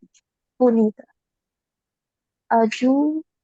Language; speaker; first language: Korean; non-native, learner; Indonesian